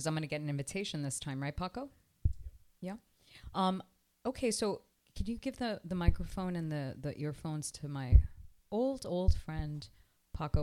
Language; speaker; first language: English; native; English